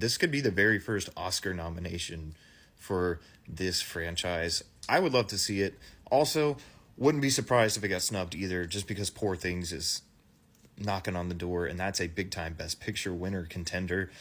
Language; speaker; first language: English; native; English